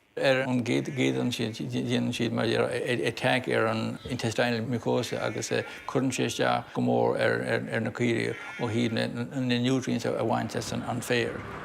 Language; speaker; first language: Irish; native; Irish